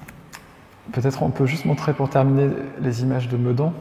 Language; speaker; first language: French; native; French